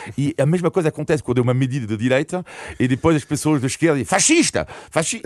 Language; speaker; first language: Portuguese; non-native, fluent; French